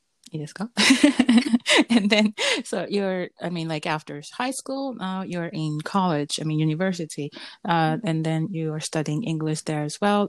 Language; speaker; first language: English; non-native, fluent; Japanese